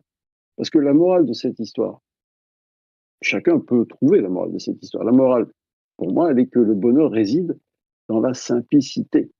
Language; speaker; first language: French; native; French